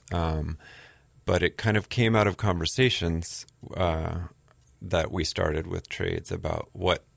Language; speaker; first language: English; native; English